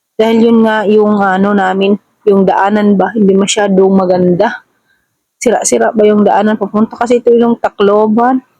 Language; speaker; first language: Filipino; non-native, local second language; Cebuano